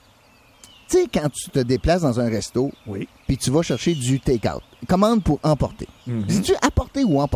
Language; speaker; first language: French; native; French